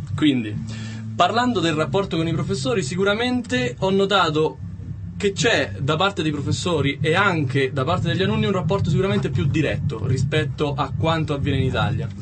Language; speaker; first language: Italian; native; Italian